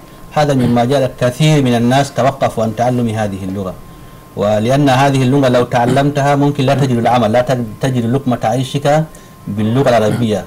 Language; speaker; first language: Arabic; non-native, fluent; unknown